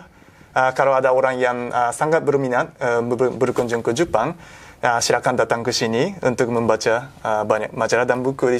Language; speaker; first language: Indonesian; non-native, fluent; Japanese